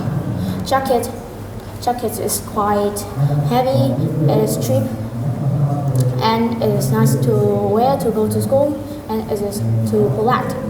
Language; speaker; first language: English; non-native, learner; Vietnamese